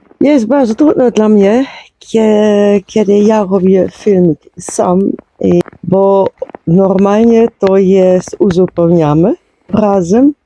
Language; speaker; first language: Polish; non-native, learner; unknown